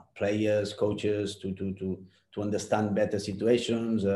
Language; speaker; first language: English; non-native, fluent; Spanish